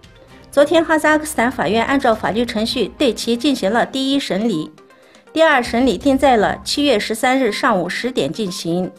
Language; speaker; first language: Chinese; non-native, local second language; Uyghur